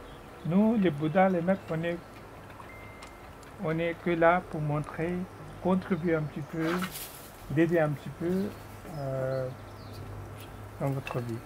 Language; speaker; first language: French; non-native, fluent; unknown